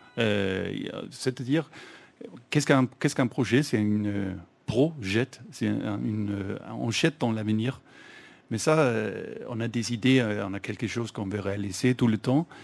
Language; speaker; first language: French; non-native, fluent; Danish